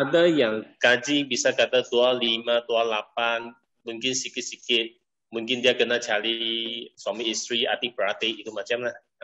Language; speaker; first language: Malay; non-native, local second language; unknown